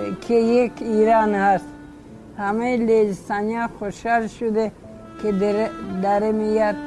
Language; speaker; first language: Persian; early bilingual, other home language; Polish